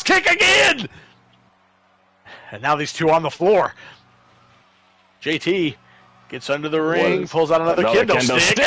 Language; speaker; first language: English; native; English